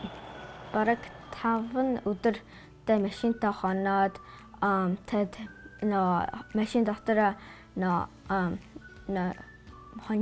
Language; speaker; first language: Mongolian; early bilingual, heritage; Mongolian